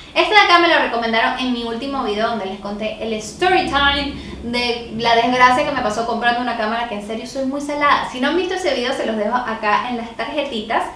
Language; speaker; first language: Spanish; native; Spanish